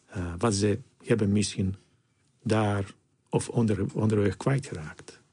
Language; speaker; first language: Dutch; non-native, fluent; Bosnian